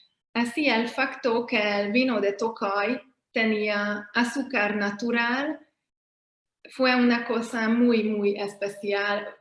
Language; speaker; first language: Spanish; non-native, fluent; Hungarian